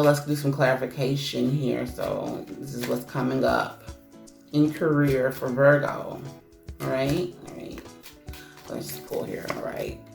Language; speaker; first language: English; native; English